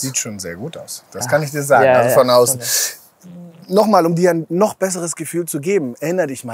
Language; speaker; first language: German; native; German